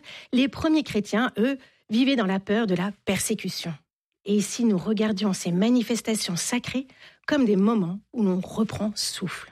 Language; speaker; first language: French; native; French